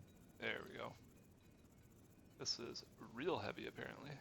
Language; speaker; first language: English; native; English